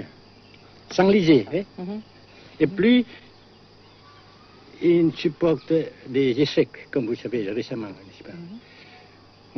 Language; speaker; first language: French; non-native, local second language; Vietnamese